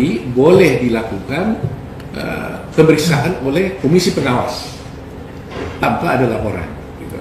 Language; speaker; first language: Indonesian; native; Indonesian